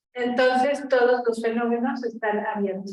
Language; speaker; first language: Spanish; native; Spanish